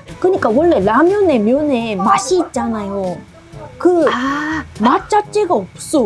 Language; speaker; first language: Korean; non-native, fluent; Japanese